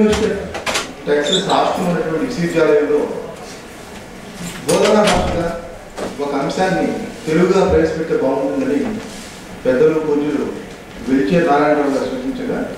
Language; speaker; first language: Telugu; native; Telugu